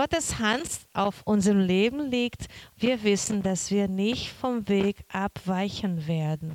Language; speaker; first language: German; non-native, learner; Portuguese